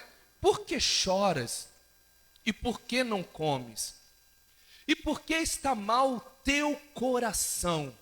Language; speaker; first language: Portuguese; native; Portuguese